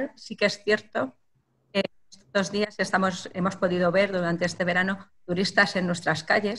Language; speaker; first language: Spanish; native; Spanish